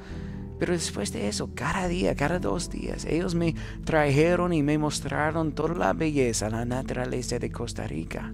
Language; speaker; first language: Spanish; non-native, fluent; English